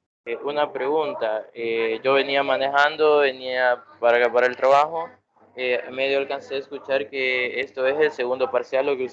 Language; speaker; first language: Spanish; native; Spanish